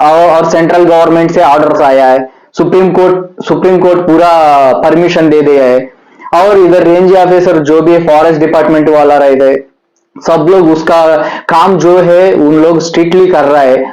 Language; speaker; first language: Hindi; non-native, local second language; Telugu